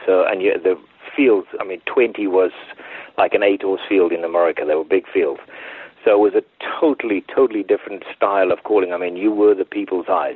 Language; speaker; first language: English; native; English